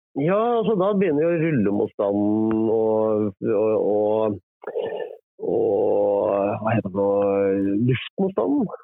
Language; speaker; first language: Norwegian; native; Norwegian